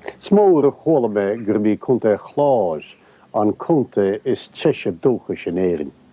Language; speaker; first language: Irish; native; Irish